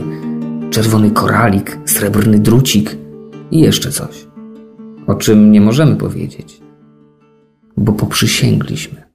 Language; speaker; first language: Polish; native; Polish